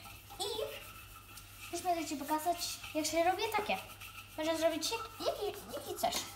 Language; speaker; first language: Polish; early bilingual, heritage; Polish